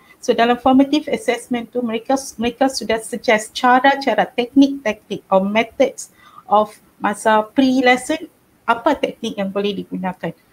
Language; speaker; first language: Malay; non-native, local second language; Tamil